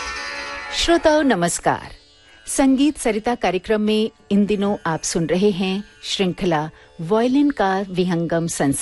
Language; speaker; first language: Hindi; native; Hindi